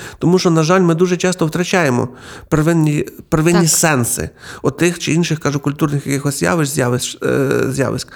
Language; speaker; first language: Ukrainian; native; Ukrainian